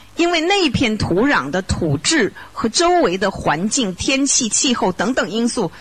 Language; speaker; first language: Chinese; native; Chinese